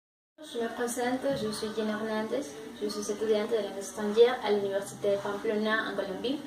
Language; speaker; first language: French; non-native, learner; Spanish